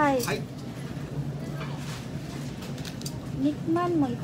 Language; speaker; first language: Japanese; non-native, fluent; Filipino